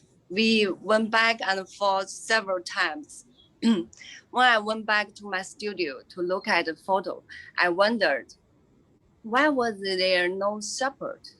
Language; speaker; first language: English; non-native, fluent; Chinese